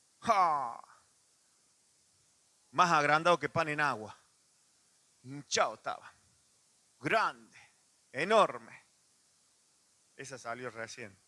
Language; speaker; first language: Spanish; native; Spanish